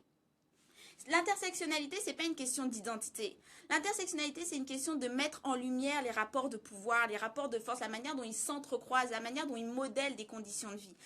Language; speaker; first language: French; native; French